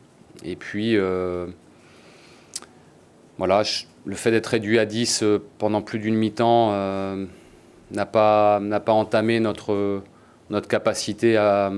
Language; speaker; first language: French; native; French